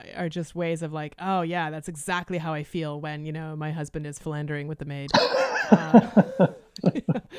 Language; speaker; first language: English; early bilingual, other home language; Lithuanian